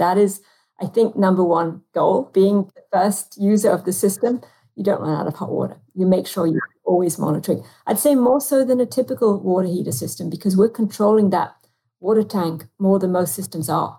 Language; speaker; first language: English; native; English